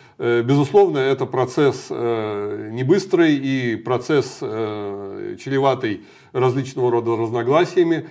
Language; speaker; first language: Russian; native; Russian